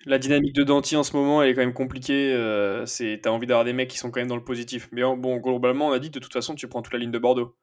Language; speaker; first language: French; native; French